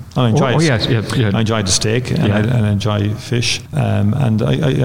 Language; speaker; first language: English; native; English